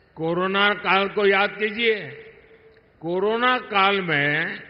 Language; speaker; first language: Hindi; non-native, local second language; Gujarati